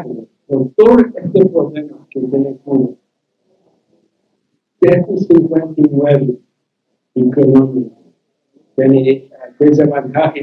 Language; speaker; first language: Spanish; non-native, learner; English